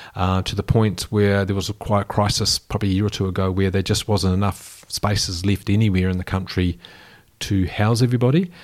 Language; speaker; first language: English; native; English